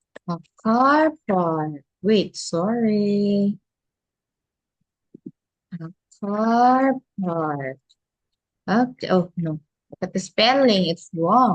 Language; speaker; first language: English; non-native, local second language; Filipino